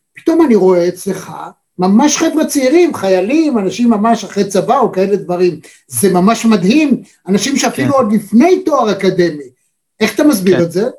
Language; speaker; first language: Hebrew; native; Hebrew